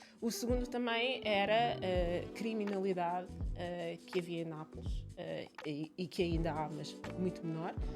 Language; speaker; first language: Portuguese; early bilingual, other home language; Italian